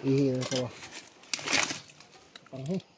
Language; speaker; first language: Filipino; native; Filipino